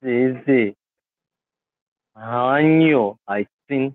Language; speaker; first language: Chinese; non-native, learner; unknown